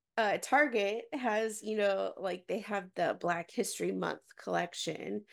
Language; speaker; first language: English; native; English